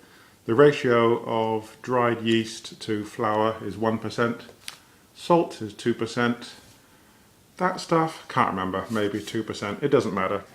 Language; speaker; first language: English; native; English